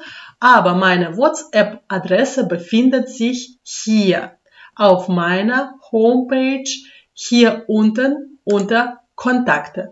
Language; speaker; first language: German; non-native, fluent; Russian